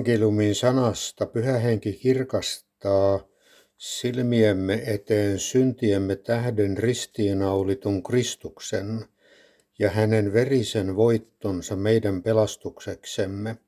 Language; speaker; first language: Finnish; native; Finnish